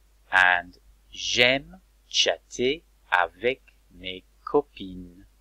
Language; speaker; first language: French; non-native, fluent; English